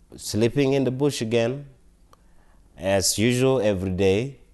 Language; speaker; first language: English; non-native, local second language; Acoli